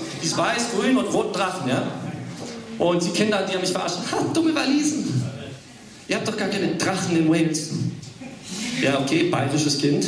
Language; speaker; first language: German; early bilingual, other home language; English